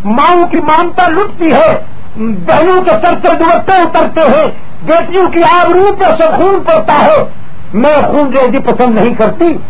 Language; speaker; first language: Urdu; native; Urdu